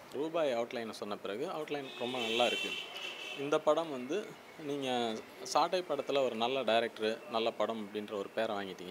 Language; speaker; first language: Tamil; native; Tamil